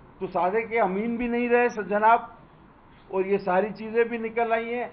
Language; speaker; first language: Urdu; non-native, local second language; Sindhi